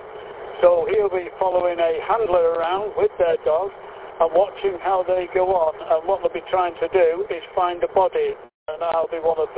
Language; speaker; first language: English; native; English